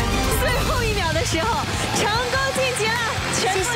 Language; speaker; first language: Chinese; native; Chinese